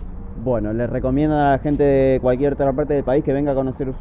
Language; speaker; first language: Spanish; native; Spanish